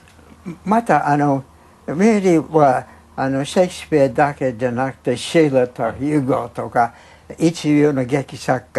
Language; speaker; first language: Japanese; non-native, fluent; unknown